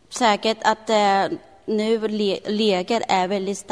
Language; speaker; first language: Swedish; non-native, learner; Thai